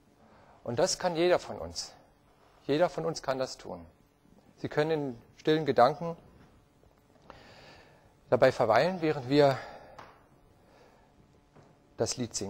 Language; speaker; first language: German; native; German